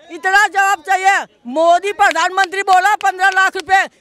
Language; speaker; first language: Hindi; non-native, local second language; Gujarati